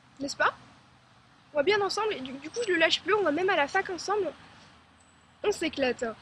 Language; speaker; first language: French; native; French